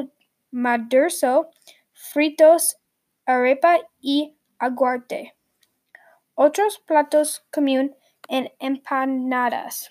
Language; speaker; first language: Spanish; non-native, learner; English